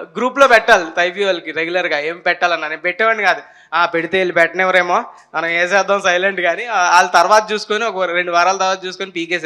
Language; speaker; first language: Telugu; native; Telugu